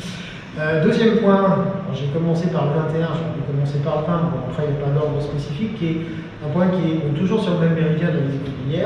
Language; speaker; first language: French; native; French